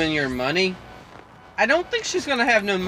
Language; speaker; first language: English; native; English